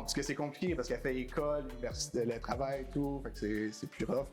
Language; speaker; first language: French; native; French